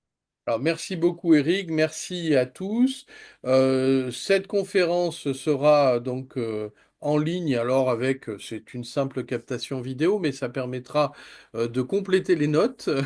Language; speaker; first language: French; native; French